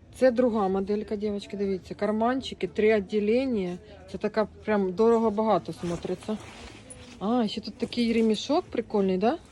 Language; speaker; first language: Ukrainian; native; Ukrainian